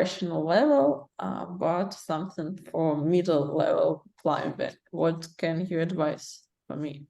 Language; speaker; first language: English; non-native, learner; Russian